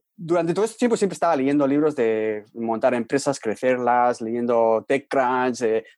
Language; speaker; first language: Spanish; native; Spanish